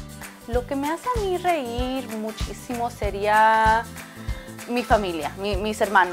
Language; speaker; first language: Spanish; early bilingual, heritage; Spanish